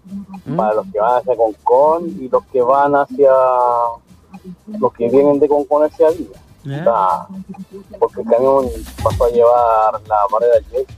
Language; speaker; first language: Spanish; native; Spanish